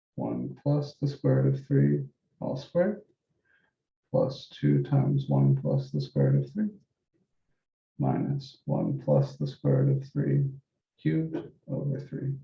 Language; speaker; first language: English; native; English